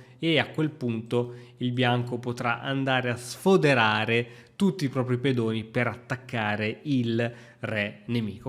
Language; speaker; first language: Italian; native; Italian